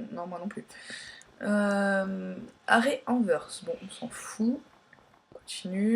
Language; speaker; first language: French; native; French